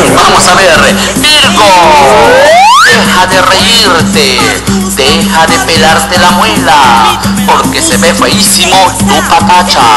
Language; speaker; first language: Spanish; native; Spanish